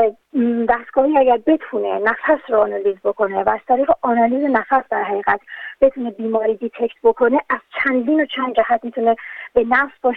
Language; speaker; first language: Persian; native; Persian